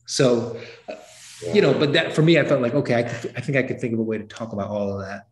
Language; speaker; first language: English; native; English